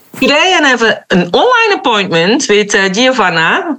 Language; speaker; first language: English; non-native, fluent; Dutch